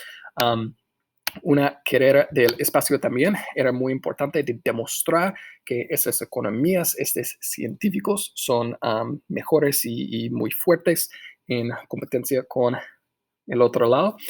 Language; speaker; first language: Spanish; non-native, fluent; English